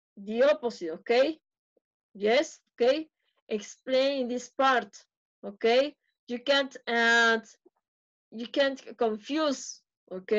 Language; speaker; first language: English; non-native, fluent; Spanish